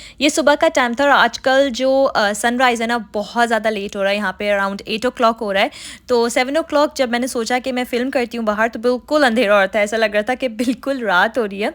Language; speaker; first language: Hindi; native; Hindi